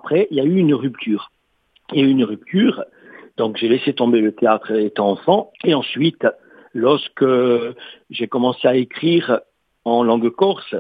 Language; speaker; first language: French; native; French